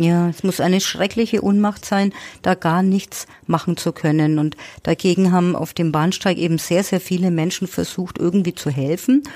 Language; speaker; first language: German; native; German